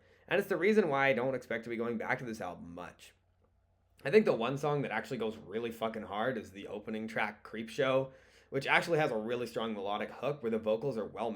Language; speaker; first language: English; native; English